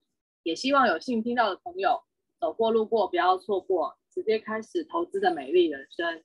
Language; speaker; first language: Chinese; native; Chinese